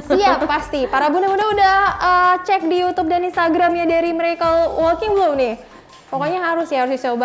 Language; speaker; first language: Indonesian; native; Indonesian